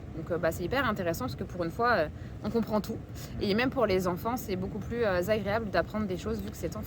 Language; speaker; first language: French; native; French